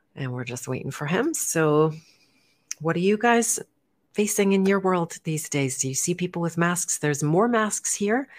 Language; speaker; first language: English; native; English